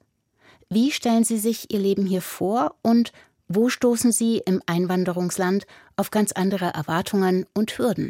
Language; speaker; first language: German; native; German